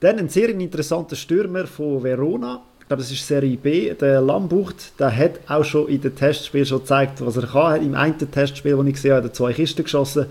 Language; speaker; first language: German; native; German